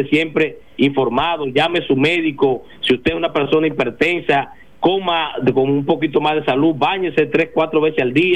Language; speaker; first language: Spanish; native; Spanish